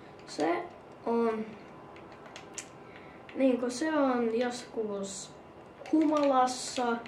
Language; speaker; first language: Finnish; early bilingual, other home language; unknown